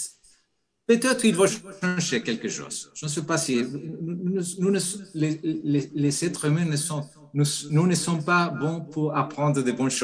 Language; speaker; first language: French; non-native, fluent; Spanish